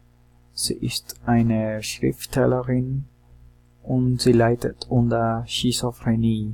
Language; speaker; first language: German; non-native, learner; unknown